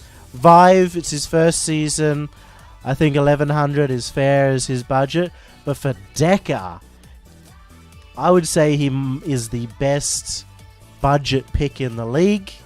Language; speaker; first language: English; native; English